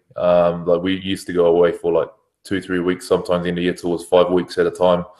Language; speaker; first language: English; native; English